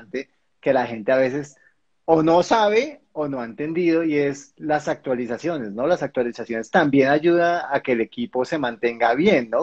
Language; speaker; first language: Spanish; native; Spanish